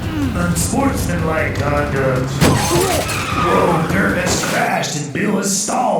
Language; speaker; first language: English; native; English